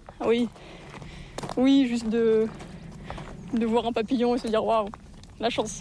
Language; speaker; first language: French; native; French